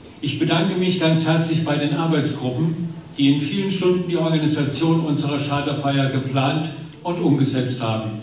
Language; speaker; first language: German; native; German